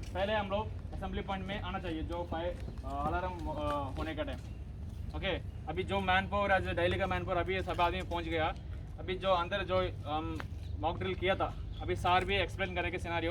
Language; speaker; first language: Hindi; non-native, local second language; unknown